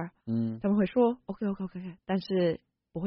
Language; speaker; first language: Chinese; non-native, fluent; English